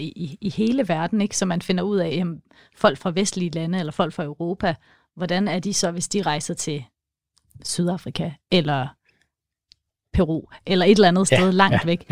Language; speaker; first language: Danish; native; Danish